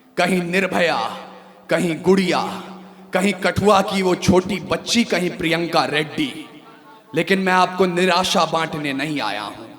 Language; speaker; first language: Hindi; native; Hindi